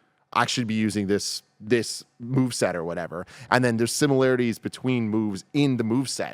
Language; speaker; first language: English; native; English